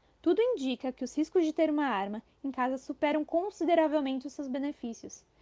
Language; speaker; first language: Portuguese; native; Portuguese